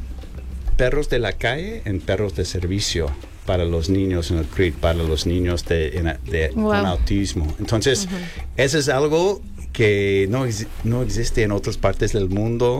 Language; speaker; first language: Spanish; non-native, fluent; English